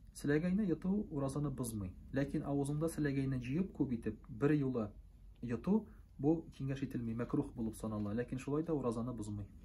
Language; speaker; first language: Tatar; native; Tatar